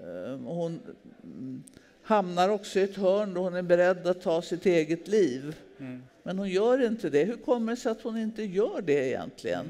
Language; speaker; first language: Swedish; native; Swedish